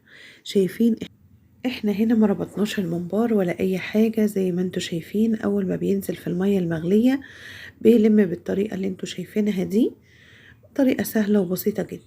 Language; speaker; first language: Arabic; native; Arabic